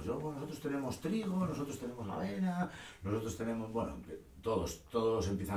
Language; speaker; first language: Spanish; native; Spanish